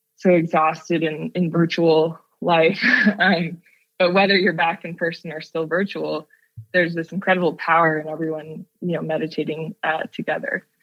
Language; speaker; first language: English; native; English